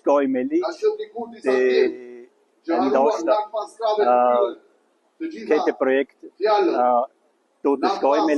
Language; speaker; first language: Albanian; non-native, learner; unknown